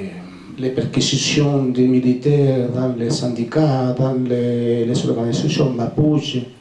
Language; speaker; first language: French; non-native, fluent; Spanish